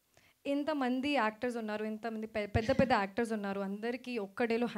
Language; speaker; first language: Telugu; non-native, fluent; Hindi